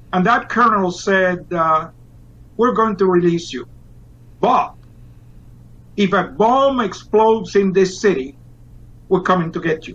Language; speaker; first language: English; non-native, fluent; Spanish